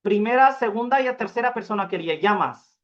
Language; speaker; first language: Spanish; non-native, fluent; Urdu